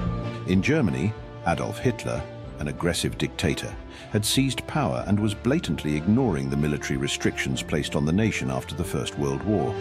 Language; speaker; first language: English; native; English